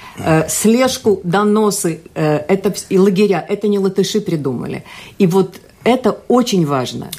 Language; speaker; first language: Russian; non-native, local second language; Latvian